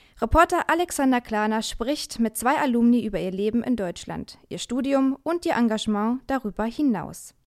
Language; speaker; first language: German; native; German